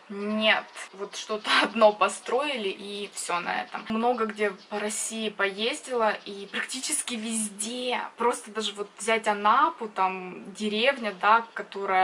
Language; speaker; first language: Russian; native; Russian